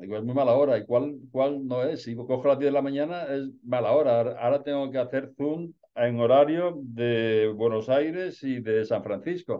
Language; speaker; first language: Spanish; native; Spanish